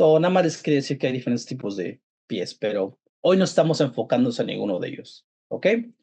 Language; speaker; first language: Spanish; early bilingual, heritage; Spanish